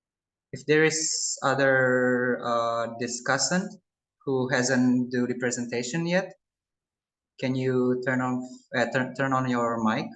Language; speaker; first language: English; non-native, local second language; Indonesian